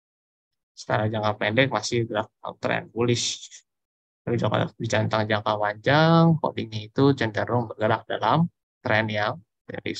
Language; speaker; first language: Indonesian; native; Indonesian